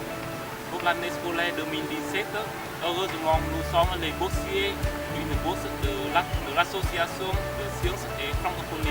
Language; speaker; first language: French; non-native, fluent; Vietnamese